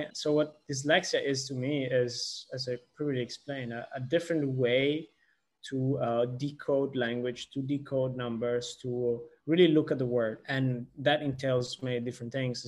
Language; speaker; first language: English; non-native, fluent; Italian